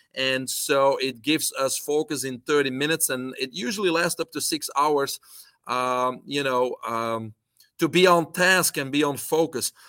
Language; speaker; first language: English; non-native, fluent; Dutch